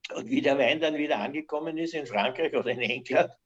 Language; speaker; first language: German; native; German